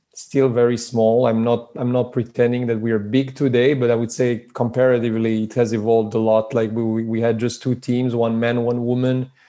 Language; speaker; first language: English; early bilingual, other home language; Serbian